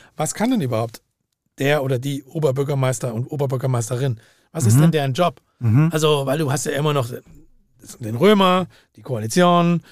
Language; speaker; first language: German; native; German